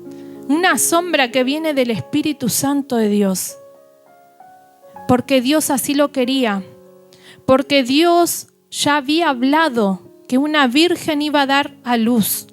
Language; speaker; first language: Spanish; native; Spanish